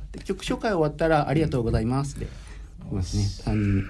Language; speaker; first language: Japanese; native; Japanese